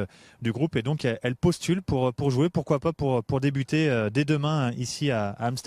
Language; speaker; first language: French; native; French